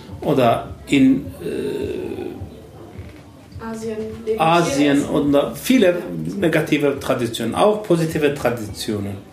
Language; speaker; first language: German; non-native, learner; Turkish